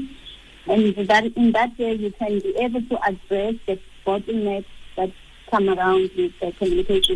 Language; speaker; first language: English; non-native, local second language; Xhosa